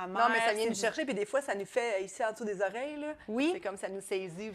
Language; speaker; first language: French; native; French